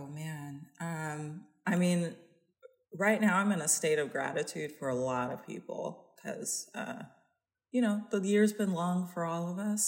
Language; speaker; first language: English; native; English